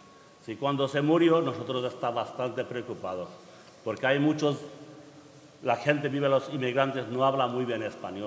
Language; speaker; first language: Spanish; non-native, learner; Bangla